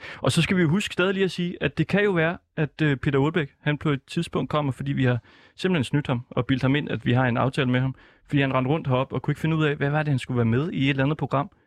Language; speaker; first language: Danish; native; Danish